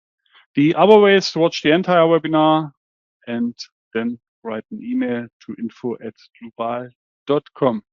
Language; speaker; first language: English; non-native, fluent; German